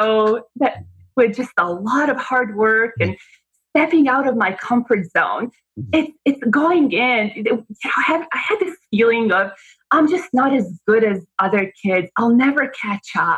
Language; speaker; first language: English; non-native, fluent; Bosnian